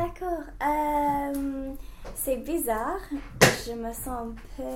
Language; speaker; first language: French; non-native, fluent; English